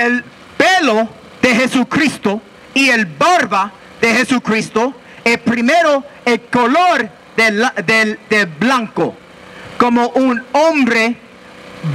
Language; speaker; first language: Spanish; non-native, learner; English